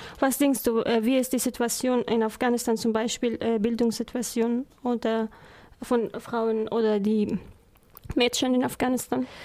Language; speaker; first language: German; non-native, learner; Persian